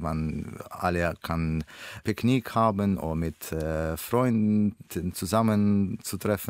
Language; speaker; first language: German; non-native, learner; Russian